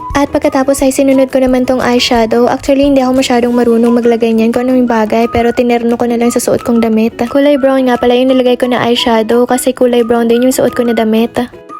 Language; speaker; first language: Filipino; native; Filipino